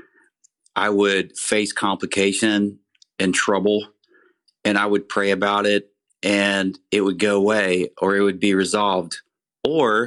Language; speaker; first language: English; native; English